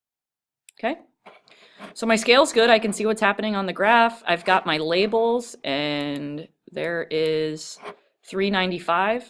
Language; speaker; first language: English; native; English